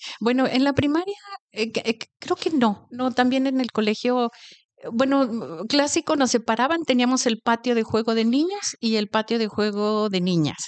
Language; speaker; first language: Spanish; native; Spanish